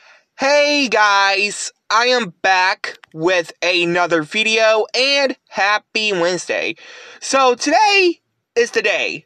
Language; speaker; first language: English; native; English